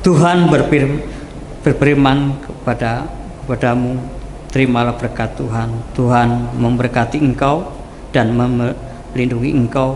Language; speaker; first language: Indonesian; native; Indonesian